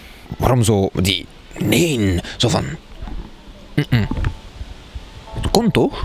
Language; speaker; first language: Dutch; native; Dutch